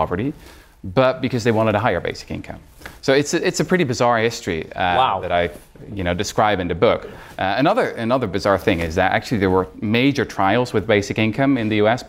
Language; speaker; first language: English; non-native, fluent; Dutch